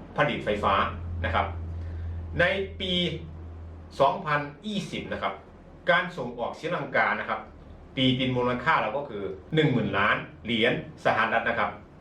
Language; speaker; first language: Thai; non-native, fluent; Chinese